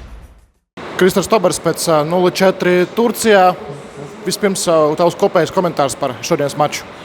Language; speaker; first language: Latvian; native; Latvian